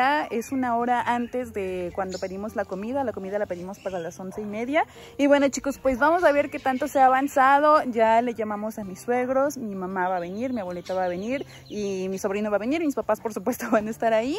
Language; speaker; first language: Spanish; native; Spanish